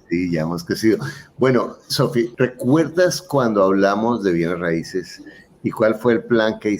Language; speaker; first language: Spanish; native; Spanish